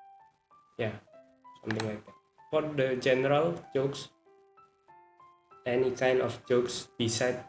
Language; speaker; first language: English; non-native, learner; Indonesian